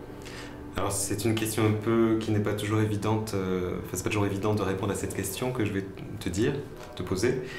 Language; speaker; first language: French; native; French